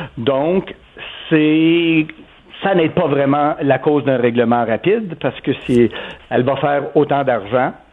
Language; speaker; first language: French; native; French